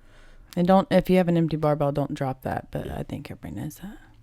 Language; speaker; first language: English; native; English